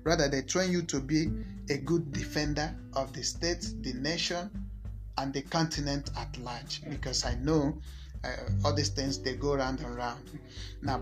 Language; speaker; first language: English; non-native, local second language; Igbo